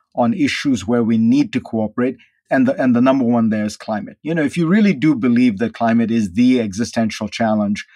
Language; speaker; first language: English; non-native, local second language; Hindi